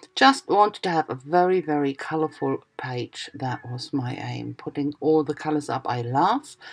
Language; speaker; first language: English; non-native, fluent; German